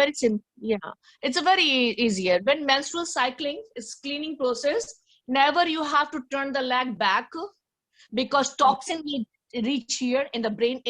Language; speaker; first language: English; non-native, learner; Hindi